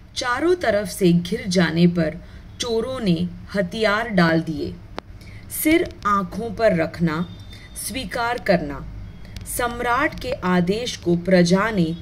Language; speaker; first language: Hindi; non-native, local second language; Marathi